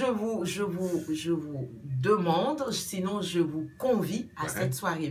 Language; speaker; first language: French; non-native, local second language; Baoulé